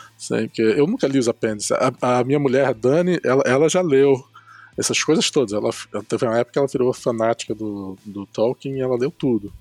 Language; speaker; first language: Portuguese; native; Portuguese